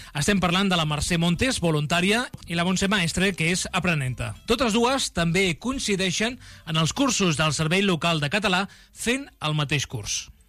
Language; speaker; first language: Catalan; native; Catalan